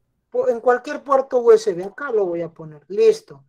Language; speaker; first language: Spanish; native; Spanish